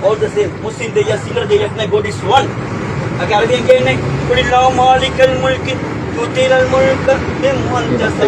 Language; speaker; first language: Sinhala; non-native, local second language; Tamil